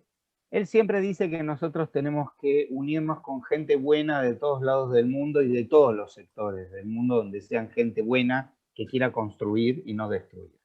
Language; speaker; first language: Spanish; native; Spanish